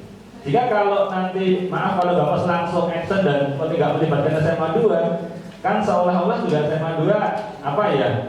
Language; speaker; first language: Indonesian; native; Indonesian